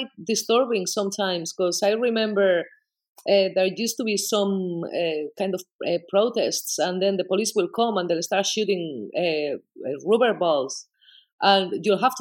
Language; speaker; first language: English; non-native, fluent; Spanish